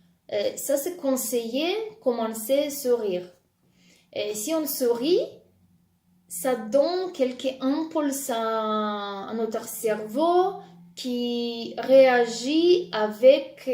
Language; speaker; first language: French; non-native, fluent; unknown